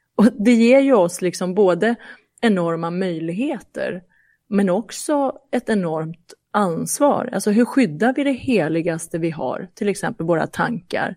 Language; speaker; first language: Swedish; early bilingual, other home language; Persian